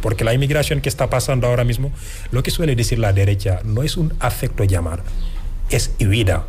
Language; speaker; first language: Spanish; non-native, fluent; Wolof